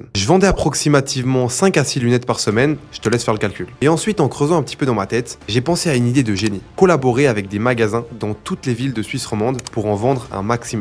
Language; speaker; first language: French; native; French